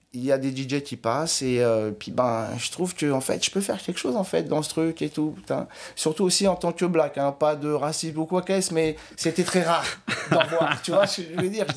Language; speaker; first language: French; native; French